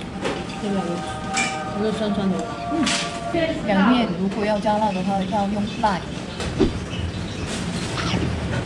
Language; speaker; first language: Chinese; non-native, fluent; Korean